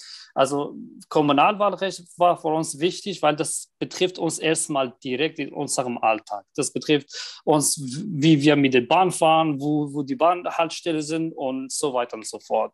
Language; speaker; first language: German; non-native, fluent; Arabic